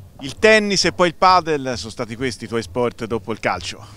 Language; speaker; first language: Italian; native; Italian